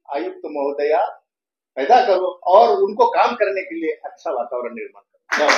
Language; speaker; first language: Hindi; non-native, local second language; Marathi